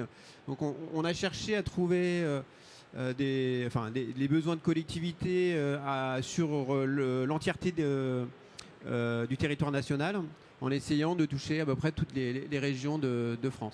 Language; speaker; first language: French; native; French